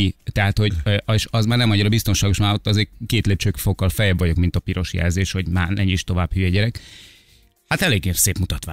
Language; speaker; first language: Hungarian; native; Hungarian